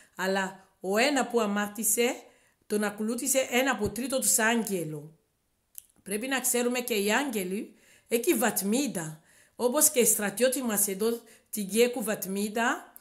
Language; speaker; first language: Greek; non-native, learner; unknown